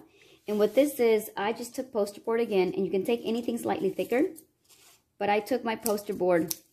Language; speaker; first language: English; native; English